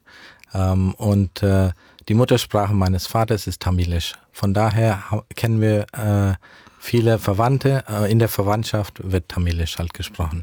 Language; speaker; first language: German; early bilingual, heritage; German